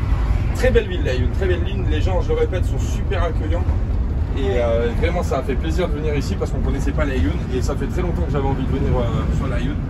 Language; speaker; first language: French; native; French